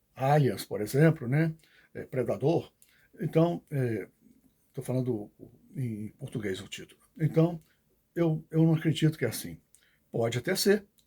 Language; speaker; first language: Portuguese; native; Portuguese